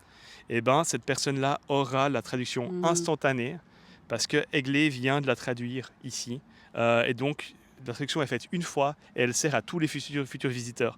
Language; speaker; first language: French; native; French